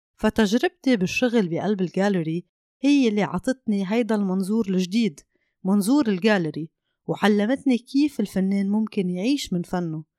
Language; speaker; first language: Arabic; non-native, local second language; Armenian